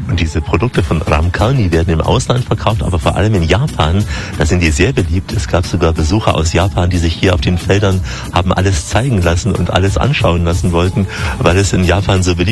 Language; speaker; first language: German; native; German